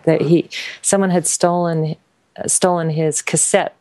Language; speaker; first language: English; native; English